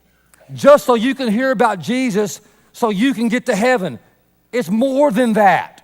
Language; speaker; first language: English; native; English